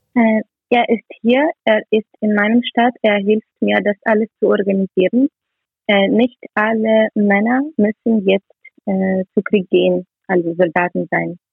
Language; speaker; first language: German; non-native, learner; Ukrainian